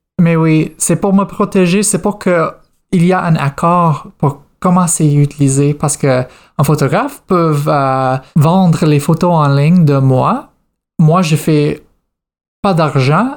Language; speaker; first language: French; non-native, fluent; English